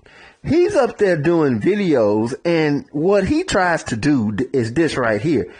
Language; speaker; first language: English; native; English